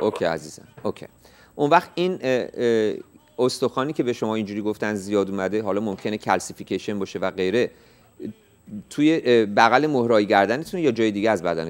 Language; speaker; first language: Persian; native; Persian